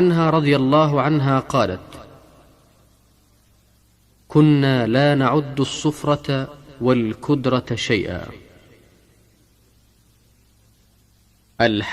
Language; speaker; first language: Arabic; native; Arabic